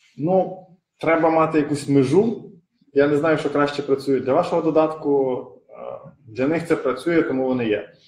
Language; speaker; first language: Ukrainian; native; Ukrainian